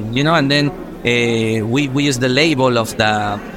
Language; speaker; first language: English; non-native, fluent; Spanish